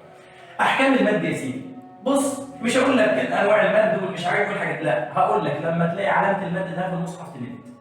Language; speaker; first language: Arabic; native; Arabic